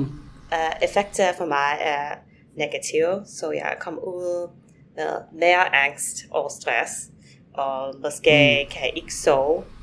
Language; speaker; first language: Danish; non-native, fluent; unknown